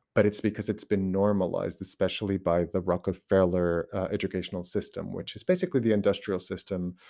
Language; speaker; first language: English; non-native, fluent; Portuguese